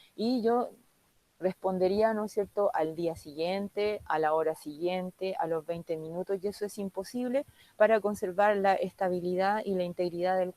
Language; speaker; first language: Spanish; native; Spanish